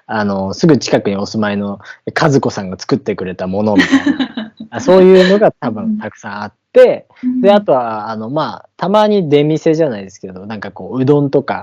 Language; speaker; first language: Japanese; native; Japanese